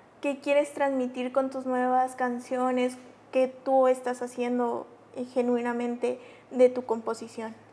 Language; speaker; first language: Spanish; native; Spanish